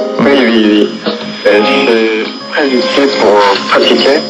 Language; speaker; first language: French; non-native, learner; Korean